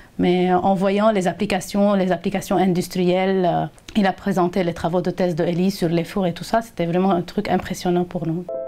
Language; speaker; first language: French; non-native, local second language; Arabic